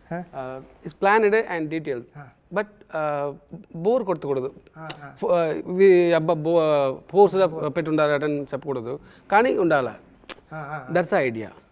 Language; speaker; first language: Telugu; non-native, local second language; Tamil